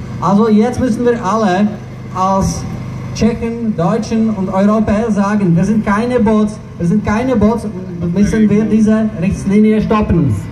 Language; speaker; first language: German; non-native, fluent; Czech